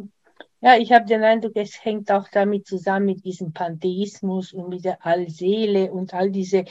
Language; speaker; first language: German; non-native, fluent; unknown